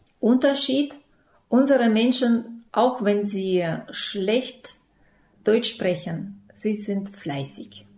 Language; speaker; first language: German; non-native, fluent; Russian